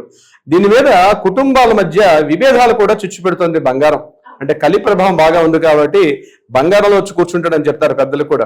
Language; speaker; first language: Telugu; native; Telugu